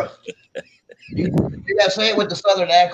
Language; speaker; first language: English; native; English